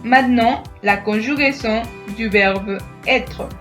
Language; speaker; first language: French; non-native, fluent; Spanish